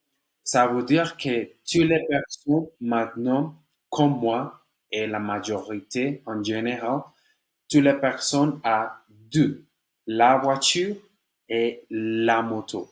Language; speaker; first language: French; non-native, learner; Spanish